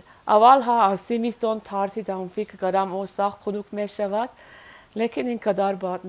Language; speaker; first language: Persian; non-native, learner; Swiss German